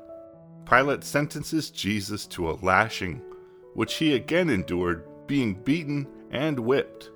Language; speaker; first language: English; native; English